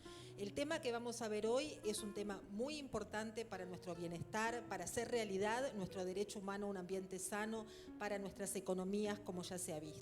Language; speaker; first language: Spanish; native; Spanish